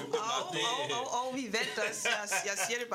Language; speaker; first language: Danish; early bilingual, other home language; French